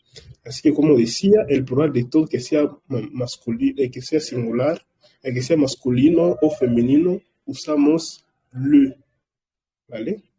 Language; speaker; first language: Spanish; non-native, fluent; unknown